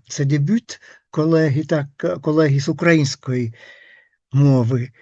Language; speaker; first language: Ukrainian; non-native, fluent; Finnish